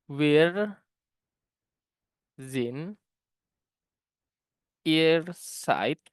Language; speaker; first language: German; non-native, learner; Indonesian